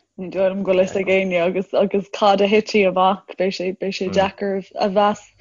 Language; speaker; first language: Irish; non-native, local second language; English